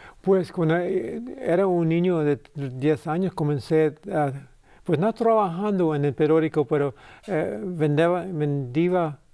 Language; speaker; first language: Spanish; early bilingual, heritage; English